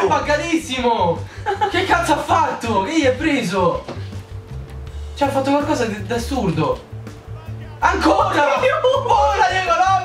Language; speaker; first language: Italian; native; Italian